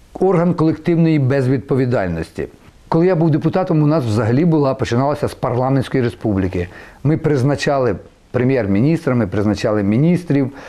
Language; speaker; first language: Ukrainian; native; Ukrainian